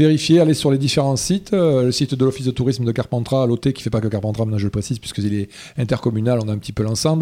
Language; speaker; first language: French; native; French